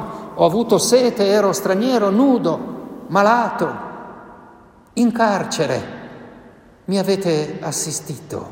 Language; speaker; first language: Italian; native; Italian